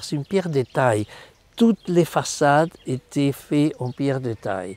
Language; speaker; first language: French; non-native, fluent; Spanish